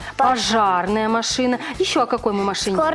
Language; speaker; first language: Russian; native; Russian